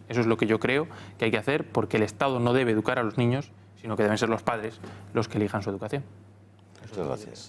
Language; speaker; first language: Spanish; native; Spanish